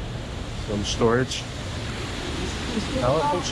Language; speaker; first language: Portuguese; non-native, learner; Dutch